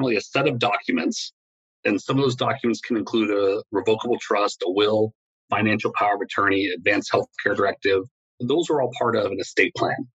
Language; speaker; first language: English; native; English